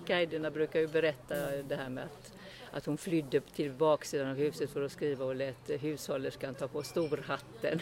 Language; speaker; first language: Swedish; early bilingual, other home language; Estonian